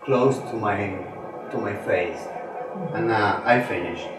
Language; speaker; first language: English; non-native, learner; Spanish